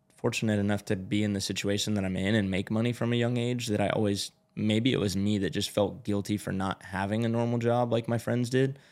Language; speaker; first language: English; native; English